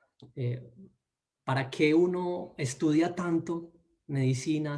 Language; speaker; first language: Spanish; native; Spanish